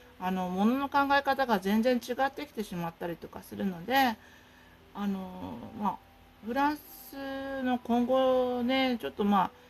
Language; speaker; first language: Japanese; native; Japanese